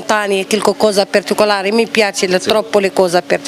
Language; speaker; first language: Italian; non-native, learner; Arabic